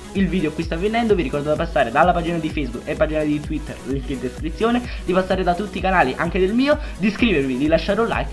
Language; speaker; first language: Italian; native; Italian